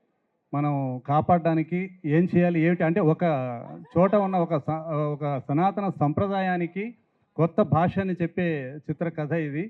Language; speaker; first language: Telugu; native; Telugu